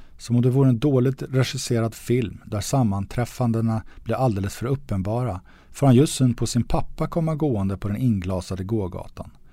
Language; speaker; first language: Swedish; native; Swedish